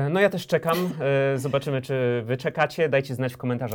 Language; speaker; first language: Polish; native; Polish